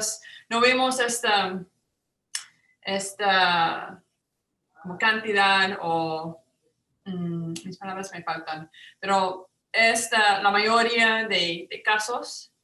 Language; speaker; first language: Spanish; non-native, fluent; English